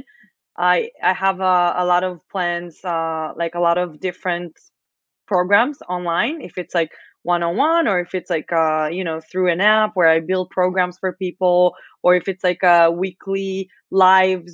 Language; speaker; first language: English; non-native, fluent; Hebrew